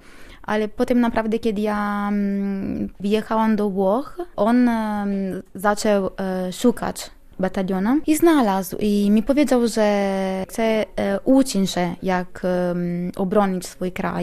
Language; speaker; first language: Polish; non-native, learner; Italian